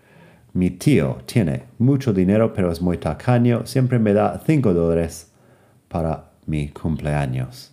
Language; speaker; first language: Spanish; non-native, fluent; English